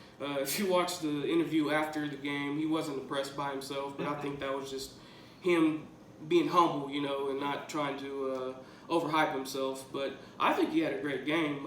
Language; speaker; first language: English; native; English